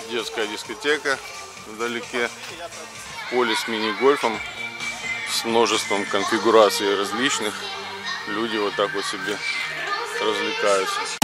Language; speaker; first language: Russian; native; Russian